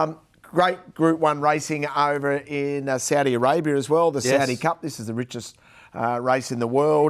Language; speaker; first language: English; native; English